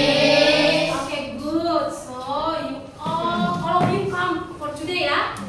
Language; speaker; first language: English; non-native, learner; Indonesian